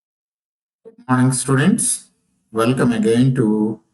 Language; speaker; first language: English; non-native, local second language; Telugu